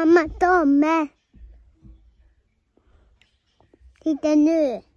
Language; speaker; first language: Swedish; early bilingual, other home language; Mongolian